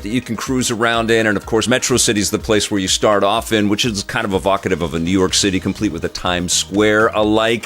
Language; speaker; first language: English; native; English